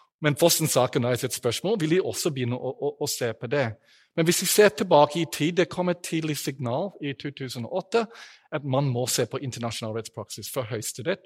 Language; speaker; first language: Norwegian; non-native, fluent; English